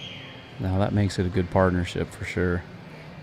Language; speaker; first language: English; native; English